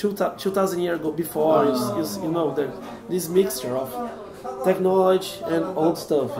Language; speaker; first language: English; non-native, fluent; Portuguese